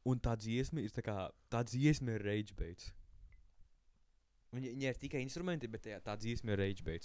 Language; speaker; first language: Latvian; native; Latvian